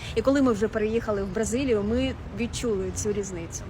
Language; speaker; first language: Ukrainian; native; Ukrainian